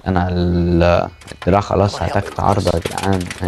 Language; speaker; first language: Arabic; native; Arabic